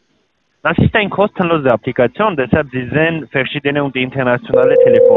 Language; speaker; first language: German; non-native, learner; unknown